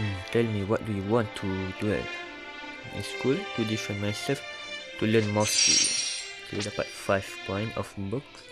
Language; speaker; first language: English; non-native, local second language; Malay